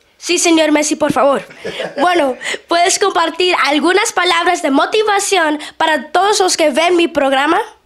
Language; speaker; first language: Spanish; early bilingual, heritage; Spanish